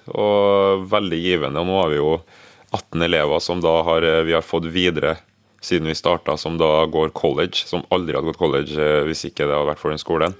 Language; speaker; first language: Norwegian; early bilingual, other home language; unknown